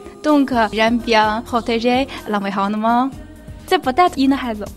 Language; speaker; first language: French; non-native, learner; Chinese